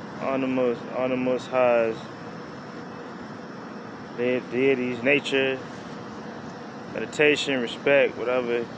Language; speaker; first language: English; native; English